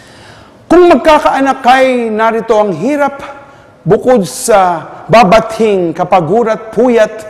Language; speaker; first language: Filipino; native; Filipino